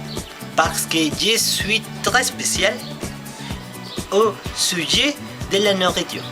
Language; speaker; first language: French; non-native, learner; Spanish